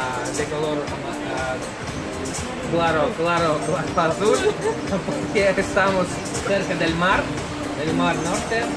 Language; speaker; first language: Spanish; non-native, fluent; Russian